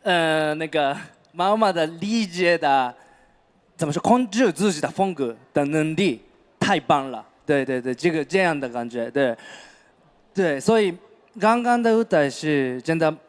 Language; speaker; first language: Chinese; non-native, learner; Japanese